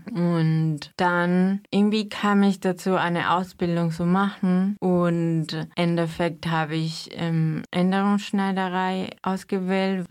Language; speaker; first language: German; non-native, fluent; Spanish